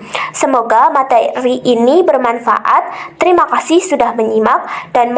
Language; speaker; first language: Indonesian; native; Indonesian